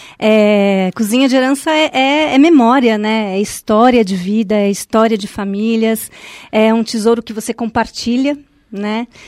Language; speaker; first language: Portuguese; native; Portuguese